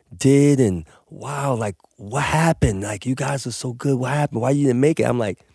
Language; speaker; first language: English; native; English